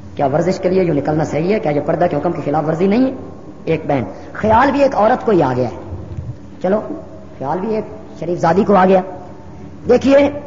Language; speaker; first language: Urdu; non-native, local second language; Punjabi